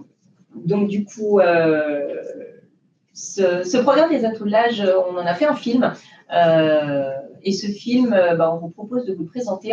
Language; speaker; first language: French; native; French